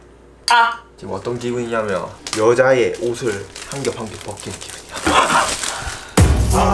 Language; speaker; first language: Korean; native; Korean